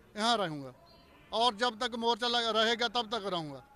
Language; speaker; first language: Hindi; native; Hindi